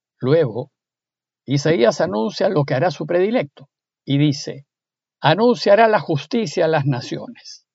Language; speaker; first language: Spanish; native; Spanish